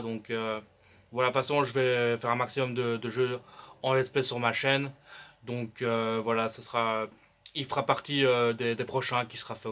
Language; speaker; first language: French; native; French